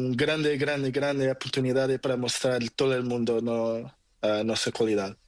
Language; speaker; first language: Spanish; non-native, learner; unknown